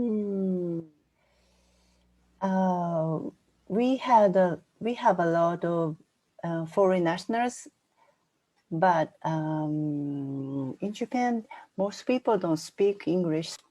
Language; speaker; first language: English; non-native, fluent; Japanese